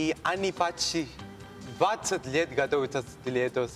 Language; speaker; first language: Russian; non-native, learner; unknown